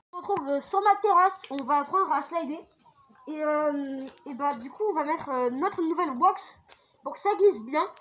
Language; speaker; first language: French; native; French